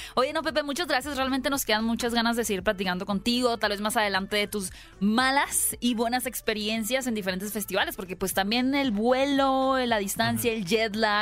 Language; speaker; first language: Spanish; native; Spanish